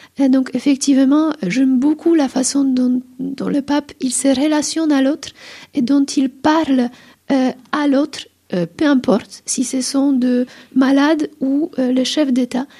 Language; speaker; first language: French; non-native, fluent; Polish